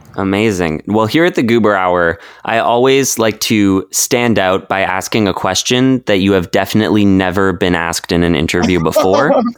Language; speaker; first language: English; native; English